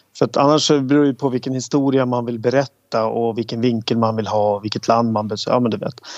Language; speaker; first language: Swedish; native; Swedish